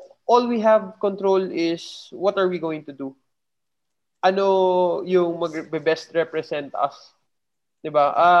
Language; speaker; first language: English; non-native, local second language; Filipino